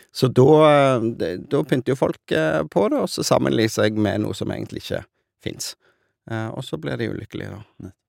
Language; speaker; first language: Norwegian; native; Norwegian